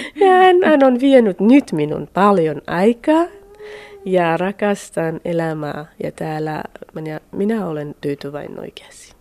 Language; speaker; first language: Finnish; non-native, learner; Central Kurdish